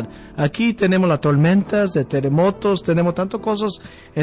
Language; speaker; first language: Spanish; early bilingual, heritage; Spanish